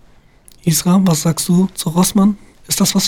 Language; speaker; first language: German; native; German